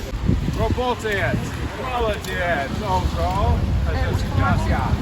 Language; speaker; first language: Russian; non-native, learner; English